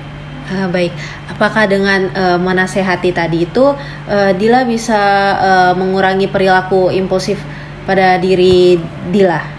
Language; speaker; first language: Indonesian; native; Indonesian